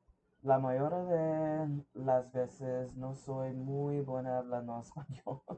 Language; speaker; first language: Spanish; early bilingual, heritage; English